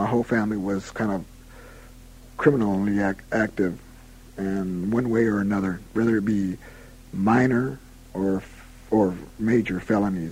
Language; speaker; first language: English; native; English